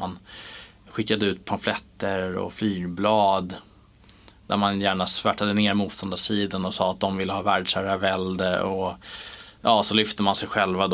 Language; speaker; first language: Swedish; native; Swedish